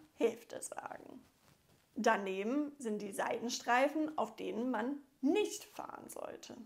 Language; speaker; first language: German; non-native, fluent; English